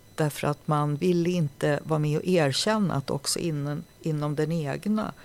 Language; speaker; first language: Swedish; native; Swedish